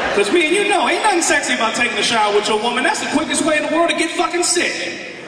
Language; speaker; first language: English; native; English